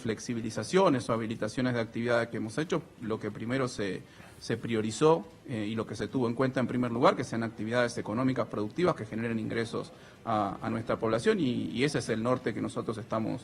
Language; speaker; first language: Spanish; native; Spanish